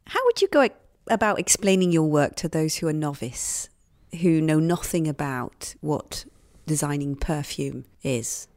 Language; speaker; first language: English; native; English